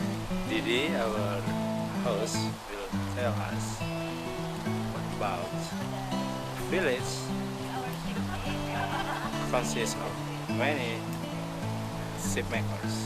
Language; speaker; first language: English; non-native, local second language; Indonesian